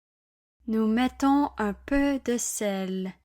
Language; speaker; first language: French; non-native, learner; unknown